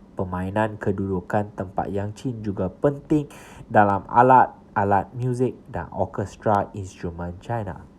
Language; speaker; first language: Malay; non-native, local second language; Chinese